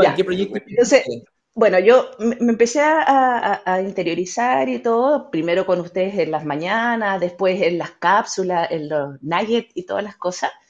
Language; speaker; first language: Spanish; native; Spanish